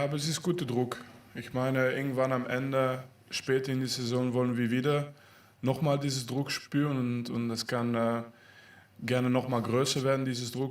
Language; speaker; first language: German; non-native, fluent; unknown